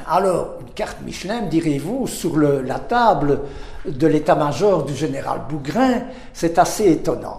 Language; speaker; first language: French; native; French